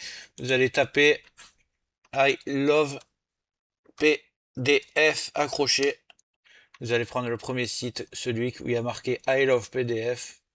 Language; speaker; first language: French; native; French